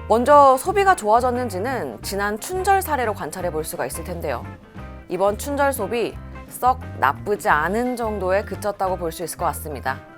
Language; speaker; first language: Korean; native; Korean